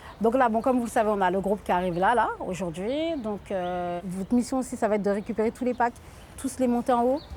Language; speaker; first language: French; native; French